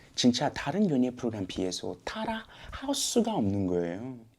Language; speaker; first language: Korean; non-native, fluent; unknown